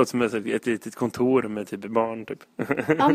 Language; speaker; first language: Swedish; native; Swedish